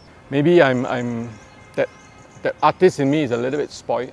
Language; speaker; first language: English; non-native, local second language; Chinese